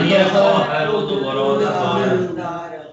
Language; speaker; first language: Persian; non-native, learner; Urdu